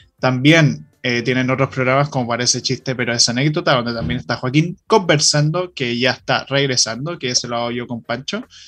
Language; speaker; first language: Spanish; native; Spanish